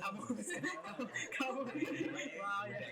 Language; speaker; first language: Indonesian; non-native, learner; Thai